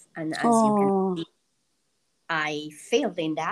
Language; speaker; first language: English; non-native, fluent; Persian